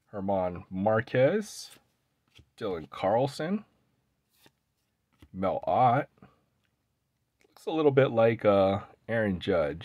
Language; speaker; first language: English; native; English